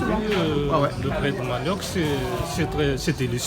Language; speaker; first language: French; non-native, local second language; Malagasy